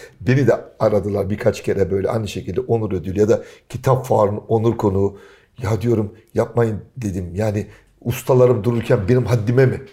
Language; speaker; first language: Turkish; native; Turkish